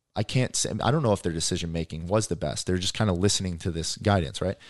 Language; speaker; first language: English; native; English